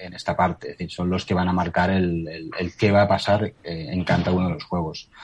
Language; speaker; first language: Spanish; native; Spanish